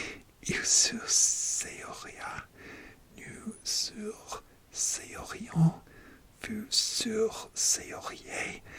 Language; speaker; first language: French; non-native, learner; English